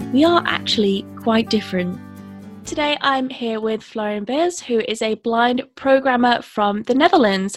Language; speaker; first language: English; native; English